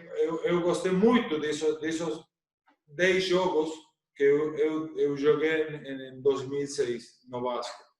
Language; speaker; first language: Portuguese; non-native, learner; Spanish